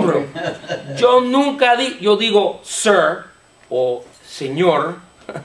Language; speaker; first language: Spanish; non-native, fluent; English